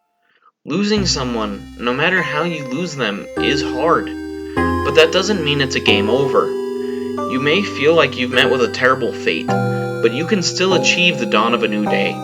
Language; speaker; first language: English; native; English